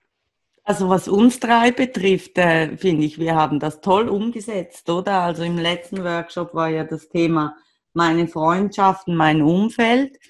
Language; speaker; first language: German; native; German